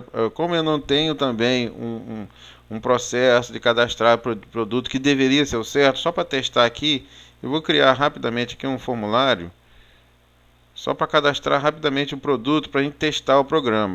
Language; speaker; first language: Portuguese; native; Portuguese